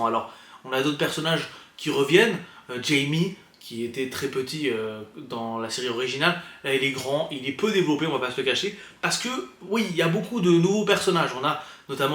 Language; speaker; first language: French; native; French